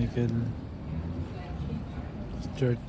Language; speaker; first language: English; non-native, local second language; Filipino